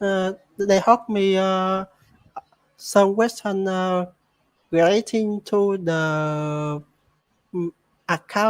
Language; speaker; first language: English; non-native, learner; Vietnamese